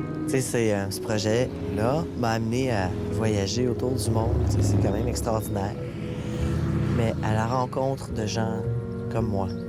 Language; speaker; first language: French; native; French